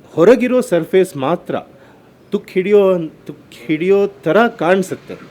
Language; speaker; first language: Kannada; native; Kannada